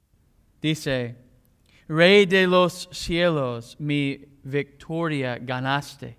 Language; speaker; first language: Spanish; non-native, fluent; English